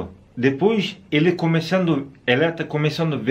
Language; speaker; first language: Portuguese; non-native, learner; Turkish